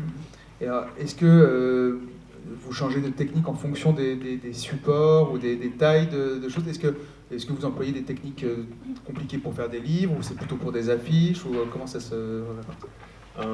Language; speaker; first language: French; native; French